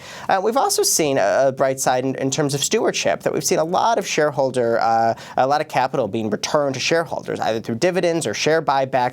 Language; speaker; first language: English; native; English